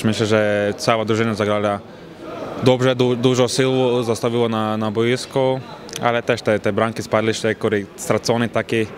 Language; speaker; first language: Polish; non-native, fluent; Latvian